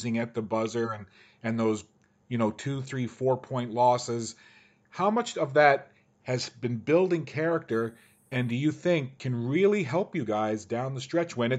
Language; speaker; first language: English; native; English